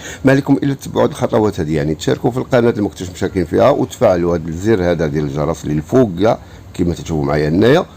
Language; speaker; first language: Arabic; native; Arabic